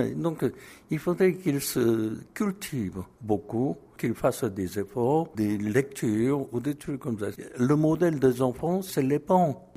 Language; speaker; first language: French; non-native, fluent; Korean